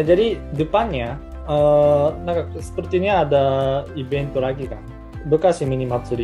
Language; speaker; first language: Indonesian; non-native, learner; Japanese